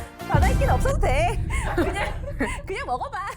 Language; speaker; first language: Korean; native; Korean